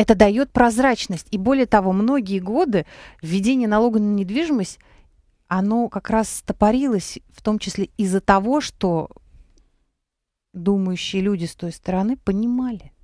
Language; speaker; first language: Russian; native; Russian